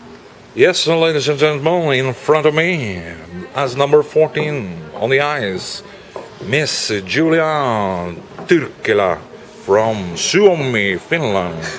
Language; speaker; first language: English; non-native, fluent; Norwegian